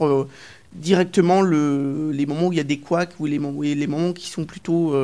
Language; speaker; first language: French; native; French